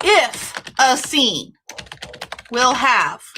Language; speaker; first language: English; native; English